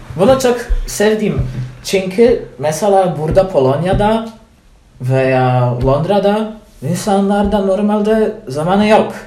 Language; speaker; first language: Turkish; non-native, learner; Polish